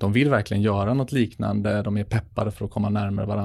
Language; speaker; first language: Swedish; native; Swedish